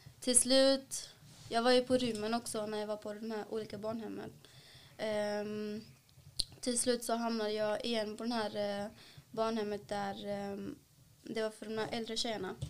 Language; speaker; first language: Swedish; early bilingual, other home language; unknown